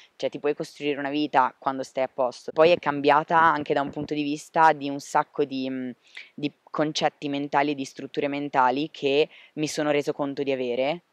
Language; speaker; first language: Italian; native; Italian